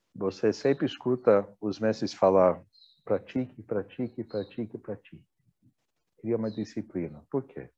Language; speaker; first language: Portuguese; non-native, fluent; English